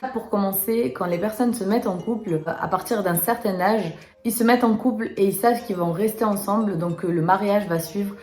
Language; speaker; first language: French; early bilingual, other home language; Romanian